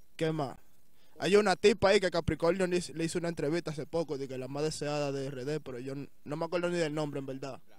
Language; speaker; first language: Spanish; native; Spanish